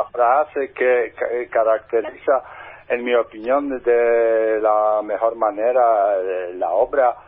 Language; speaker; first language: Spanish; non-native, fluent; Polish